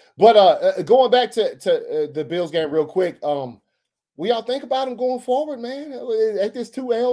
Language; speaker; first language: English; native; English